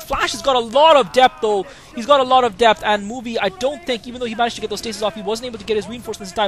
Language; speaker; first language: English; native; English